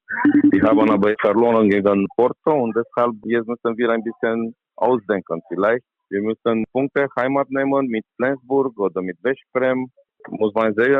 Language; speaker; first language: German; non-native, learner; Romanian